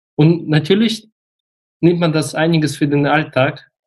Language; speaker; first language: German; early bilingual, other home language; Russian